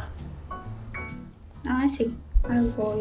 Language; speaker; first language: English; non-native, fluent; Russian